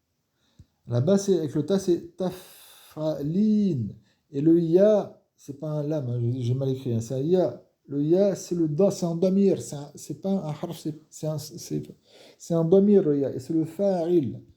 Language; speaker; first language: French; non-native, fluent; Arabic